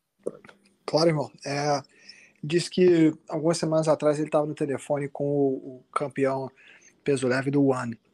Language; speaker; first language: Portuguese; native; Portuguese